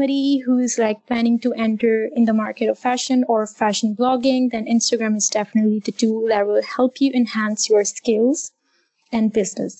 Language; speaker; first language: English; non-native, local second language; Urdu